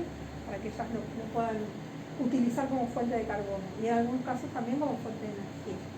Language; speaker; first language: Spanish; native; Spanish